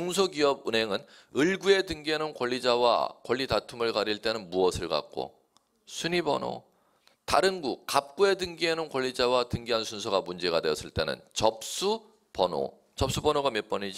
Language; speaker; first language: Korean; native; Korean